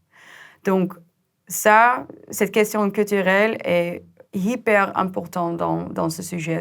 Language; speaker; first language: French; non-native, fluent; Dutch